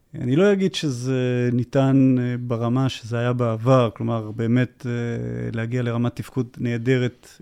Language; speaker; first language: Hebrew; native; Hebrew